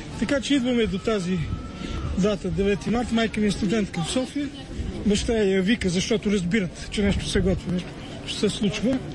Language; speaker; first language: Bulgarian; native; Bulgarian